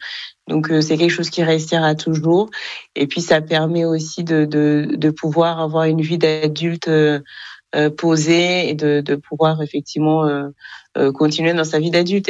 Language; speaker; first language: French; non-native, local second language; Kinyarwanda